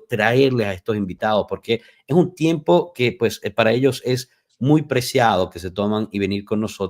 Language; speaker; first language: Spanish; native; Spanish